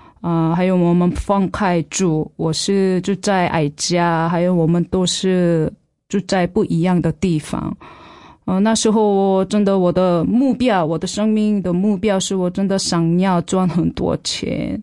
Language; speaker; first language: Chinese; non-native, fluent; Korean